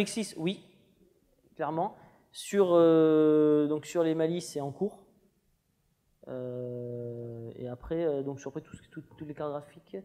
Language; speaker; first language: French; native; French